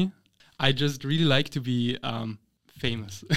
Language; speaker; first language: English; non-native, fluent; German